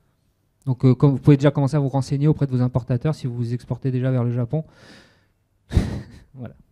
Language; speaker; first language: French; native; French